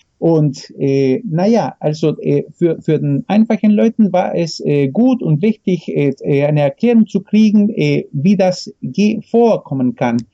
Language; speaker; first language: German; non-native, fluent; Spanish